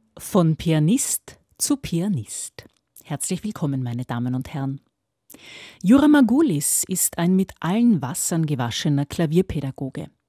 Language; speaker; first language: German; native; German